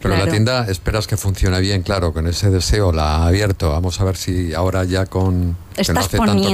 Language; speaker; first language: Spanish; native; Spanish